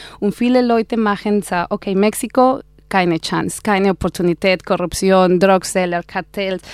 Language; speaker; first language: German; non-native, learner; Spanish